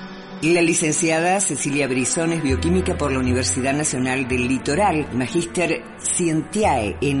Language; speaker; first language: Spanish; native; Spanish